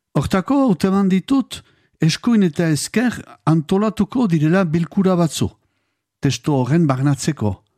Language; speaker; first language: Basque; native; Basque